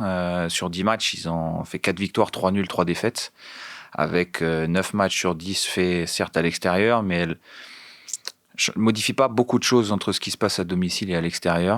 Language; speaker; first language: French; native; French